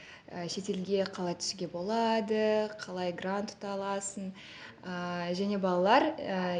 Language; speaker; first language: Kazakh; non-native, local second language; Russian